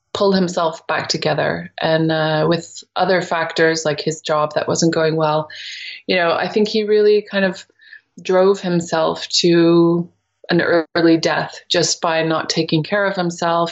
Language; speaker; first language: English; native; English